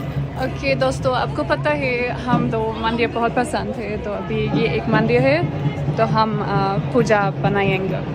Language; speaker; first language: Hindi; non-native, learner; German